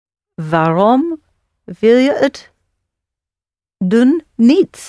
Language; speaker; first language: Dutch; non-native, learner; English